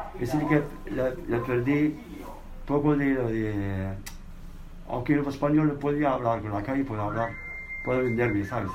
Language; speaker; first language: Spanish; non-native, learner; Arabic